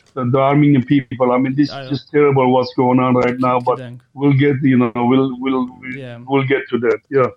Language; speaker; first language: English; non-native, fluent; Armenian